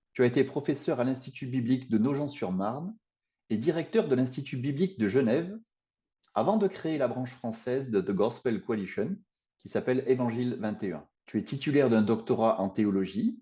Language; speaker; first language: French; native; French